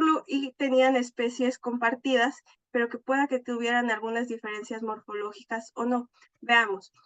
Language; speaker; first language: Spanish; native; Spanish